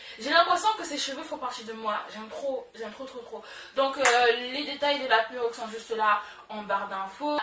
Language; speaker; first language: French; early bilingual, other home language; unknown